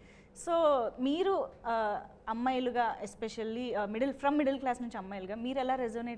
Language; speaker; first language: Telugu; native; Telugu